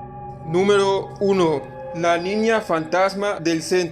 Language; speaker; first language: Spanish; native; Spanish